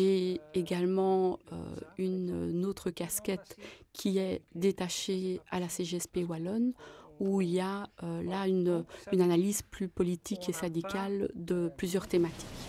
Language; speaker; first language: French; native; French